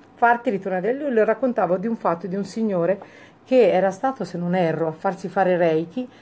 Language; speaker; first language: Italian; native; Italian